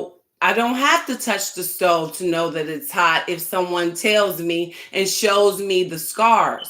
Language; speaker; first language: English; native; English